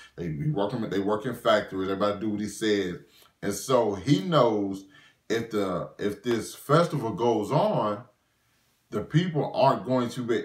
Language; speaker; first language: English; native; English